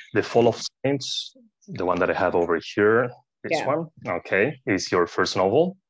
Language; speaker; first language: English; non-native, fluent; Spanish